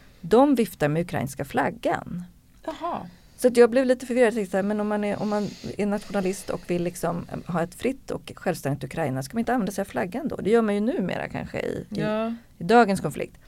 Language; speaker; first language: Swedish; native; Swedish